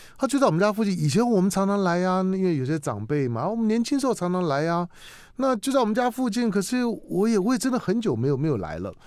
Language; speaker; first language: Chinese; native; Chinese